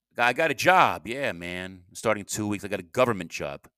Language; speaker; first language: English; native; English